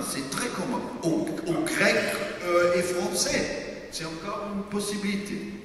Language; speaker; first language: French; non-native, fluent; German